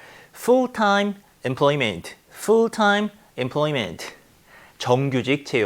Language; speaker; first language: English; non-native, fluent; Korean